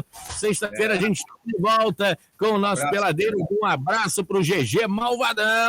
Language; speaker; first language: Portuguese; native; Portuguese